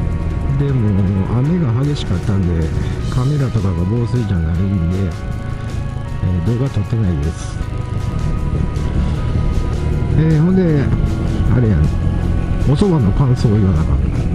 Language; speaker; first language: Japanese; native; Japanese